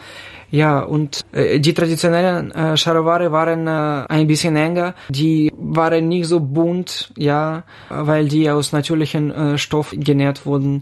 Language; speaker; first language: German; non-native, fluent; Ukrainian